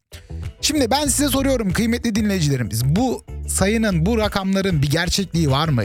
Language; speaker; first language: Turkish; native; Turkish